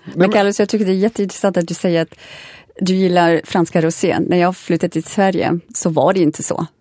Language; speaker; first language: Swedish; non-native, fluent; French